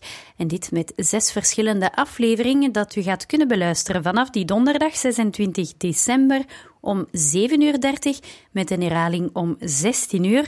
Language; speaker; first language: Dutch; native; Dutch